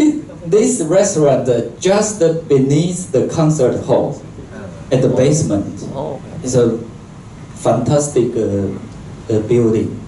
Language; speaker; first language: English; non-native, local second language; Chinese